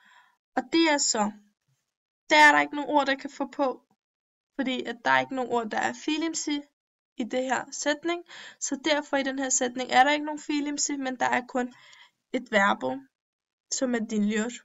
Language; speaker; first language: Danish; early bilingual, other home language; Turkish